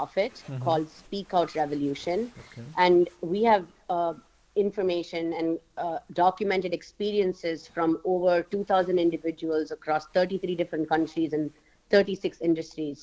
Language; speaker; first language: English; non-native, local second language; Hindi